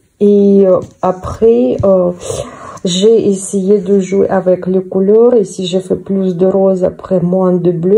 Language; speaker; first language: French; non-native, fluent; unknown